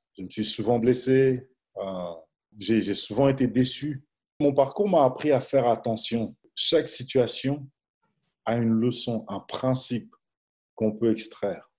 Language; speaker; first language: French; non-native, local second language; Lingala